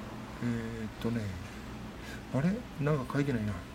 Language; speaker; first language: Japanese; native; Japanese